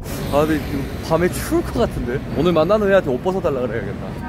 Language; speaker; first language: Korean; native; Korean